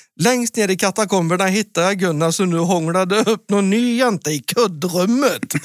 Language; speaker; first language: Swedish; native; Swedish